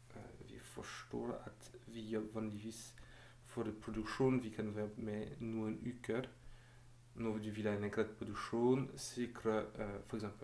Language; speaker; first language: Norwegian; non-native, fluent; French